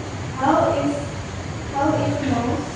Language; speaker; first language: English; non-native, learner; Indonesian